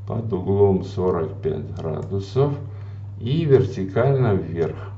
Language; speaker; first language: Russian; native; Russian